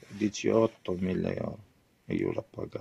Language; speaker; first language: Italian; non-native, learner; Arabic